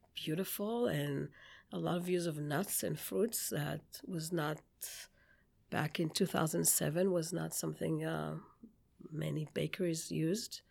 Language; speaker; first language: English; non-native, fluent; Hebrew